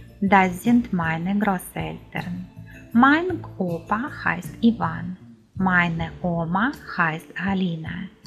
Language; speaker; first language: German; non-native, fluent; Ukrainian